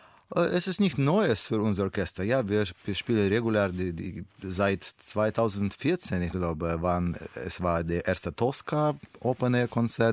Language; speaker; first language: German; non-native, learner; Russian